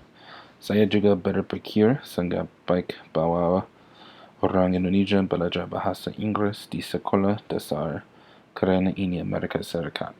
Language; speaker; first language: Indonesian; non-native, learner; English